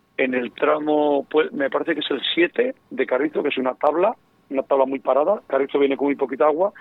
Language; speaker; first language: Spanish; native; Spanish